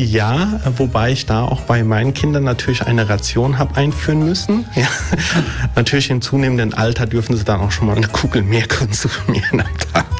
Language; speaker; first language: German; early bilingual, other home language; Italian